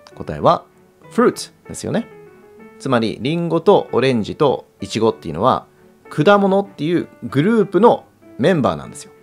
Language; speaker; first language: Japanese; native; Japanese